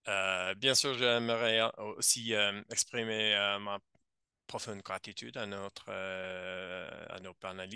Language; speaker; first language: French; non-native, fluent; English